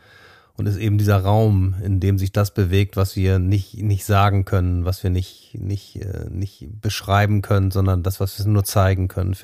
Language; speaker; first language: German; native; German